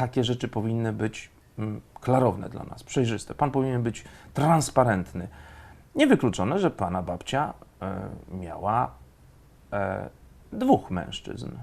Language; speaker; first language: Polish; native; Polish